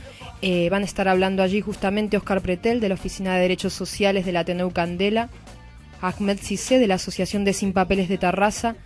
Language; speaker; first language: Spanish; native; Spanish